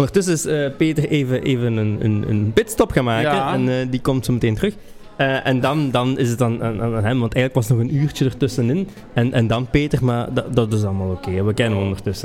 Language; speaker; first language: Dutch; native; Dutch